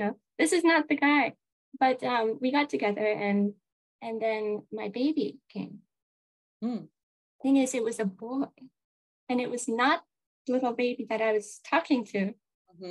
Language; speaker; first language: English; non-native, local second language; Japanese